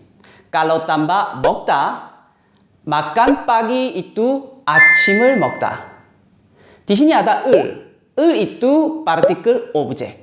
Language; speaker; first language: Indonesian; non-native, fluent; Korean